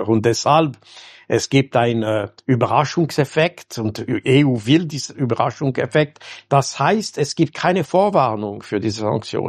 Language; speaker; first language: German; non-native, local second language; French